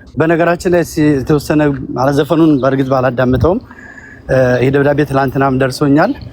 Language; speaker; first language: Amharic; native; Amharic